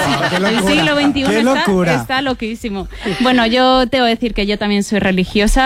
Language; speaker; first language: Spanish; native; Spanish